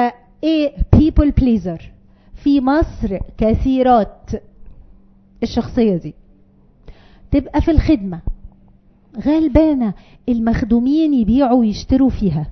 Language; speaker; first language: Arabic; native; Arabic